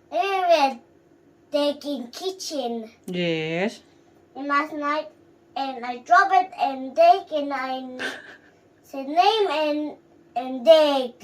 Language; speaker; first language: English; non-native, learner; Thai